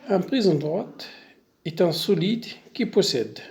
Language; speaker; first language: French; non-native, local second language; Arabic